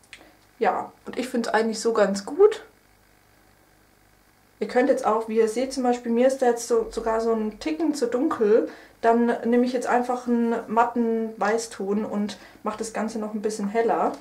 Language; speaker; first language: German; native; German